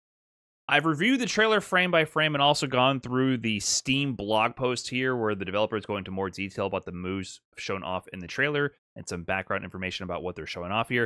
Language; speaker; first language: English; native; English